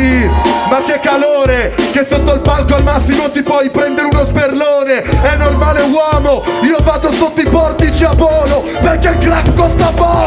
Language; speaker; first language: Italian; native; Italian